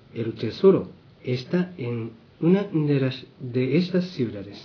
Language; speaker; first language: Spanish; non-native, learner; Japanese